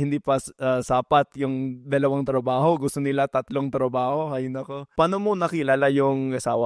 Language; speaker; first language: Filipino; non-native, fluent; English